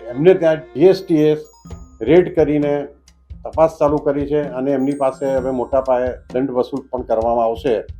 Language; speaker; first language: Gujarati; native; Gujarati